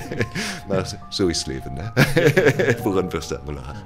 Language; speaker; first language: Dutch; non-native, learner; French